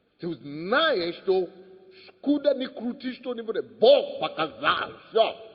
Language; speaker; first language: Russian; non-native, fluent; Yoruba